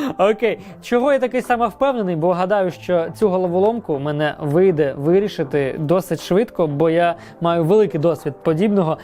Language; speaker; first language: Ukrainian; non-native, local second language; Russian